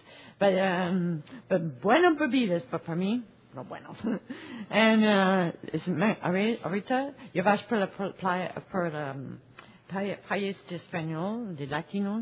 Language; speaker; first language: Spanish; non-native, learner; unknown